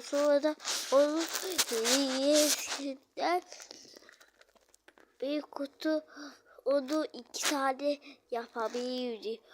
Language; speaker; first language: Turkish; early bilingual, other home language; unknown